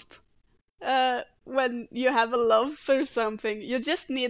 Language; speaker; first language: English; non-native, fluent; Norwegian